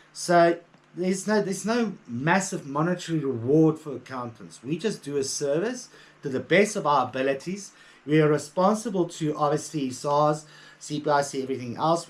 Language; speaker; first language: English; native; English